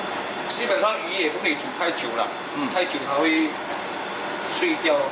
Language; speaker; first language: Chinese; native; Chinese